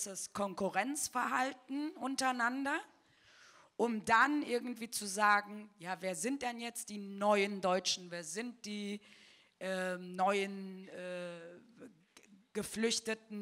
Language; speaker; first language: German; early bilingual, other home language; Turkish